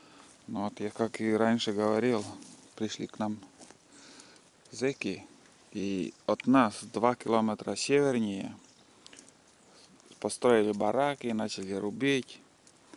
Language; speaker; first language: Russian; native; Russian